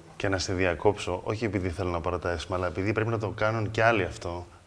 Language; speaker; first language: Greek; native; Greek